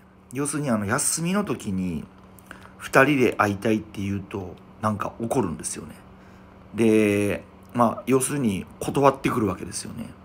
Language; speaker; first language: Japanese; native; Japanese